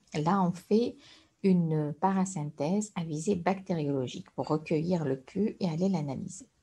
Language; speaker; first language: French; non-native, local second language; Arabic